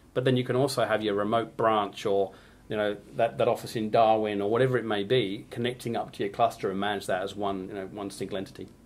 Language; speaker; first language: English; native; English